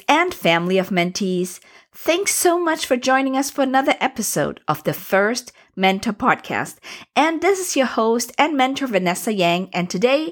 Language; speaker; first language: English; non-native, fluent; Cantonese